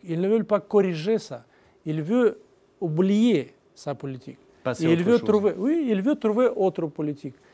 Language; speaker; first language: French; non-native, learner; Russian